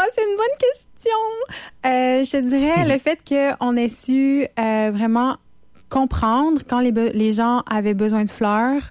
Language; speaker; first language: French; native; French